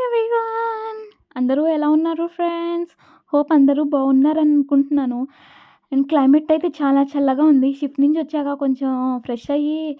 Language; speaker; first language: Telugu; non-native, local second language; Urdu